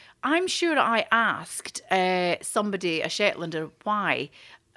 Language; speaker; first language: English; native; English